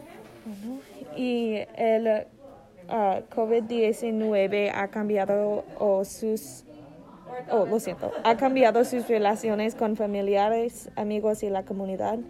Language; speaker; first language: Spanish; non-native, learner; English